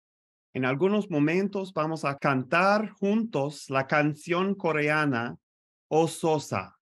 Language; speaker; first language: Spanish; non-native, fluent; French